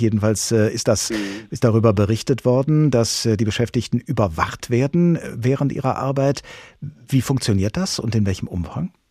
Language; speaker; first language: German; native; German